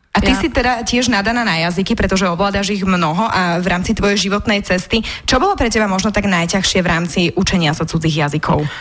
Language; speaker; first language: Slovak; native; Slovak